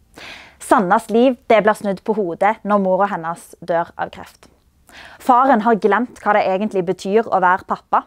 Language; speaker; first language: Norwegian; native; Norwegian